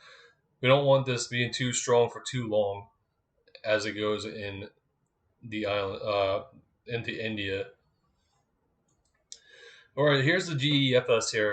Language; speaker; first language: English; native; English